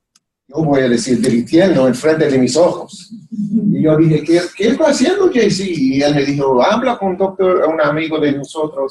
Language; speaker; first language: Spanish; non-native, fluent; English